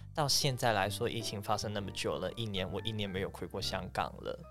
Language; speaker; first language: Chinese; non-native, fluent; Cantonese